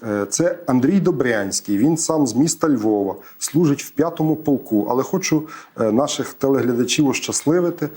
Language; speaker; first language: Ukrainian; native; Ukrainian